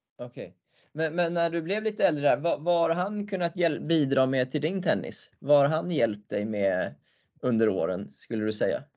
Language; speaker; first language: Swedish; native; Swedish